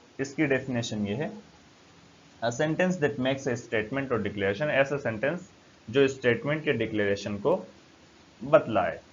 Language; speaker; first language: Urdu; native; Urdu